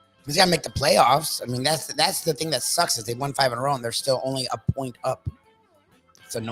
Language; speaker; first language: English; native; English